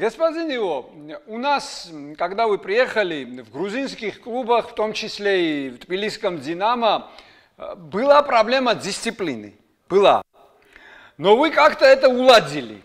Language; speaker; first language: Russian; non-native, fluent; Georgian